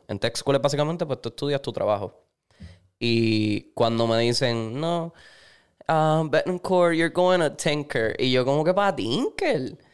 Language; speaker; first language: Spanish; native; Spanish